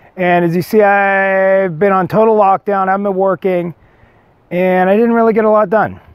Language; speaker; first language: English; native; English